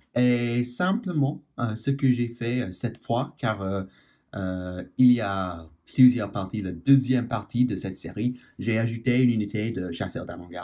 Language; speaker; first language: French; non-native, learner; English